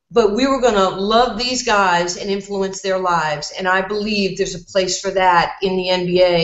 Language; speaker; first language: English; native; English